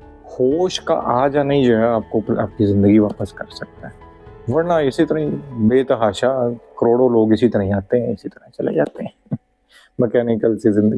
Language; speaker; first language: Hindi; non-native, local second language; Punjabi